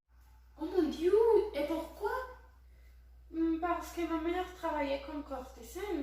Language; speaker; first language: French; non-native, learner; Spanish